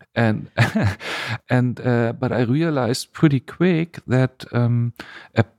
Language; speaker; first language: English; non-native, fluent; German